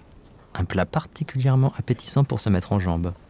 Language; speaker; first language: French; native; French